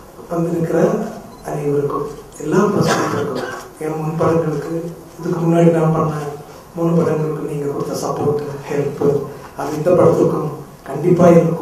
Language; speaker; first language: Tamil; non-native, learner; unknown